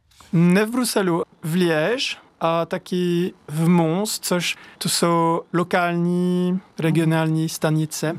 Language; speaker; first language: Czech; non-native, learner; French